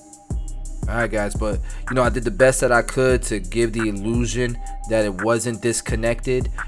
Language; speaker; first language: English; native; English